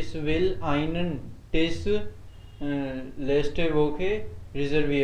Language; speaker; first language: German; non-native, learner; Hindi